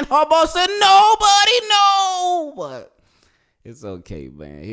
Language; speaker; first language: English; native; English